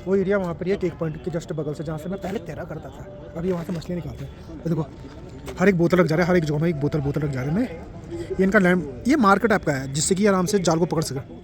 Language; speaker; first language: Hindi; native; Hindi